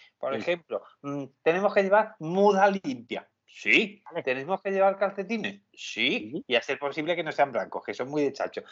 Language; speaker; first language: Spanish; native; Spanish